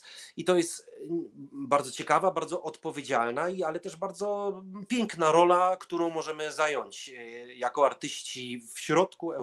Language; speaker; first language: Polish; early bilingual, heritage; Polish